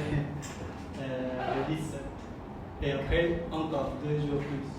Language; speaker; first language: French; non-native, learner; Khmer